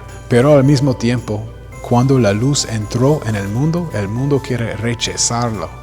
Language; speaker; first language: Spanish; non-native, learner; English